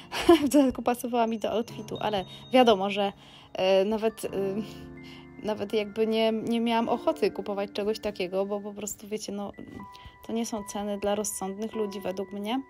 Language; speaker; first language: Polish; native; Polish